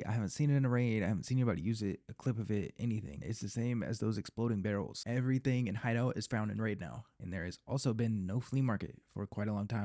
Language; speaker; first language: English; native; English